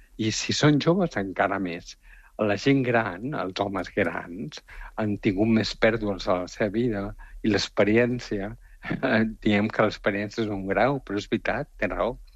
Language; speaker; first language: Catalan; native; Catalan